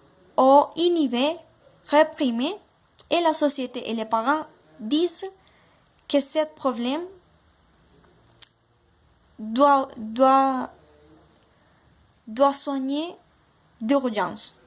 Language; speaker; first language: French; non-native, learner; Spanish